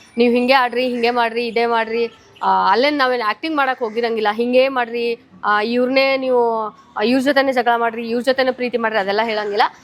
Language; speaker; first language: Kannada; native; Kannada